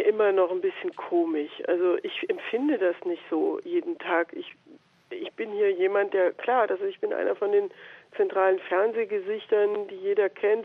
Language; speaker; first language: German; native; German